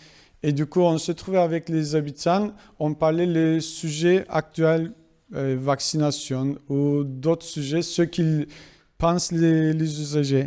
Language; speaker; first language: French; non-native, fluent; Kurdish